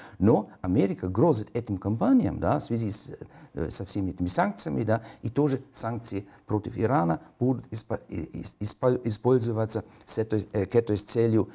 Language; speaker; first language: Russian; non-native, fluent; German